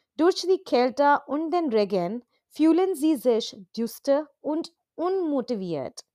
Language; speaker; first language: German; non-native, learner; Hindi